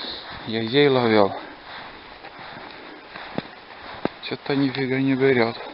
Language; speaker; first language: Russian; native; Russian